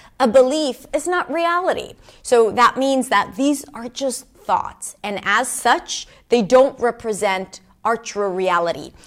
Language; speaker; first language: English; non-native, fluent; Hebrew